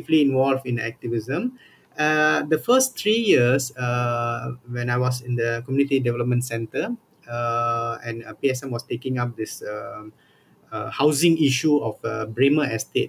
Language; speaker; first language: English; non-native, local second language; Tamil